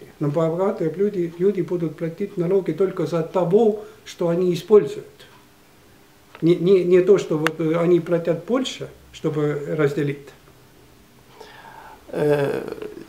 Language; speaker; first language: Russian; non-native, fluent; Estonian